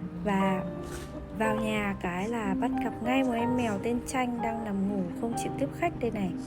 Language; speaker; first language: Vietnamese; native; Vietnamese